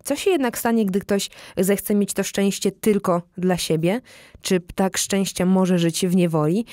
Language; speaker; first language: Polish; native; Polish